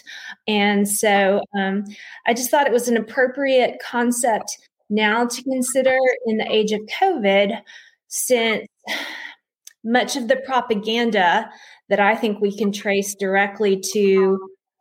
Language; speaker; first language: English; native; English